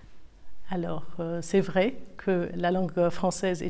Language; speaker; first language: French; non-native, local second language; Arabic